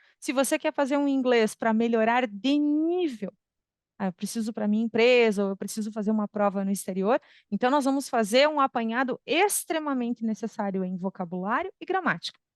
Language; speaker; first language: Portuguese; native; Portuguese